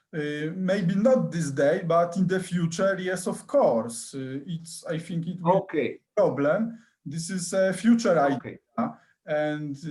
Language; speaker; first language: English; non-native, learner; Polish